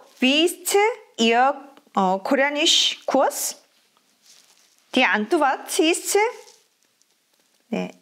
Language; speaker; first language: German; non-native, fluent; Korean